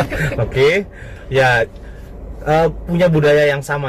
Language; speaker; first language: Indonesian; native; Indonesian